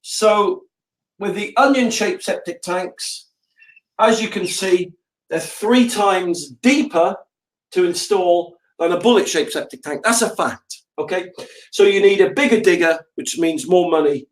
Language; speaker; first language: English; native; English